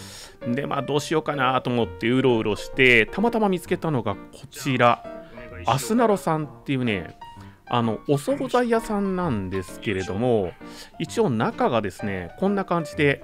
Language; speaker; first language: Japanese; native; Japanese